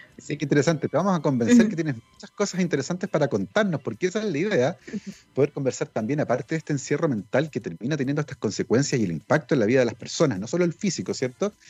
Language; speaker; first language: Spanish; native; Spanish